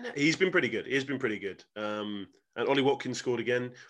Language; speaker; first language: English; native; English